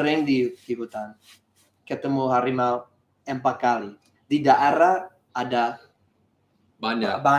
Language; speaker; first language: Indonesian; non-native, learner; English